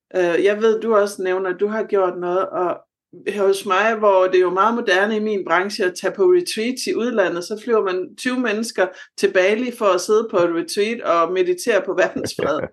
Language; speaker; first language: Danish; native; Danish